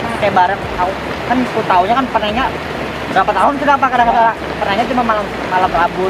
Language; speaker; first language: Indonesian; native; Indonesian